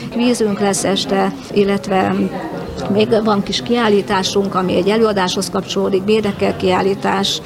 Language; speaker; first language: Hungarian; native; Hungarian